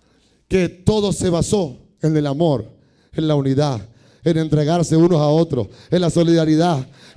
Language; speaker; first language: Spanish; native; Spanish